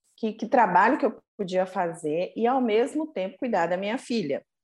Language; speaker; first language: Portuguese; native; Portuguese